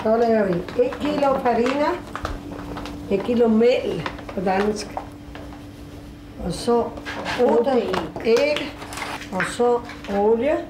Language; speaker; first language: Danish; non-native, learner; Italian